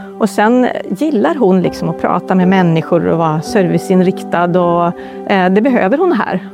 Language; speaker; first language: Swedish; native; Swedish